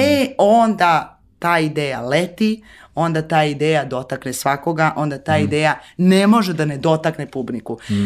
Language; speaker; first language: Serbian; native; Serbian